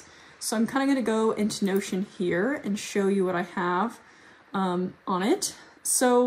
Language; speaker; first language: English; native; English